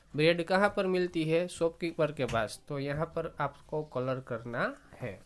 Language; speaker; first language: Hindi; non-native, local second language; Gujarati